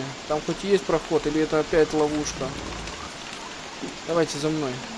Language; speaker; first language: Russian; native; Russian